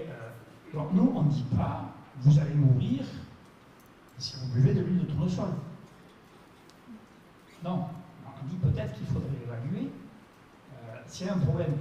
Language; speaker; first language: French; native; French